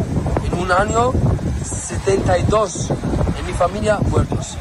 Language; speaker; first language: Spanish; non-native, learner; Arabic